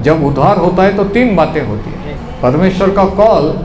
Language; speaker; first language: Hindi; non-native, local second language; Marathi